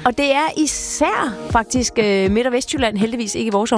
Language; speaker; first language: Danish; native; Danish